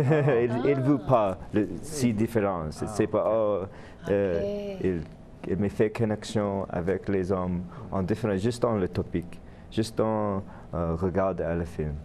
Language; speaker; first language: French; non-native, learner; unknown